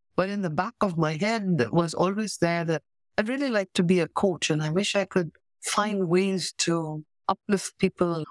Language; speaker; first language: English; native; English